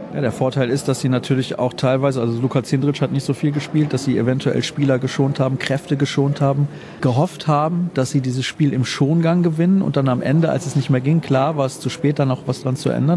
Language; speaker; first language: German; native; German